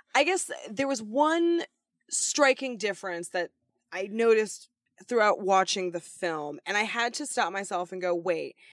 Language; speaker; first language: English; native; English